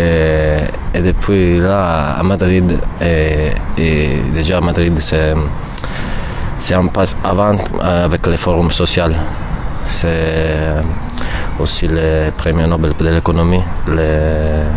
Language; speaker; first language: French; non-native, learner; Italian